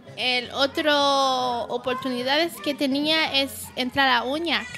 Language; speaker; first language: Spanish; non-native, learner; Haitian Creole